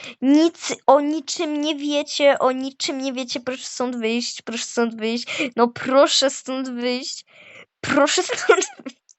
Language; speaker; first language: Polish; native; Polish